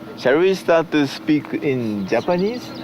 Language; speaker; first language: English; non-native, fluent; Japanese